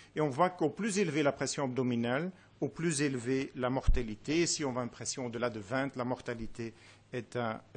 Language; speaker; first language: French; non-native, fluent; Dutch